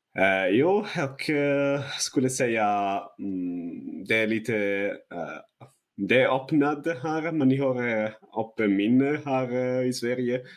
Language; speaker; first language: Swedish; non-native, learner; Italian